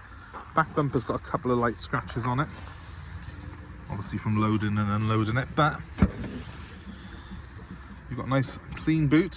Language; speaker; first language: English; native; English